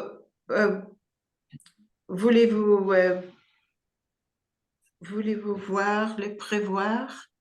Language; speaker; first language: French; non-native, learner; English